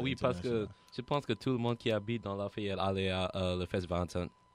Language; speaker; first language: French; non-native, local second language; English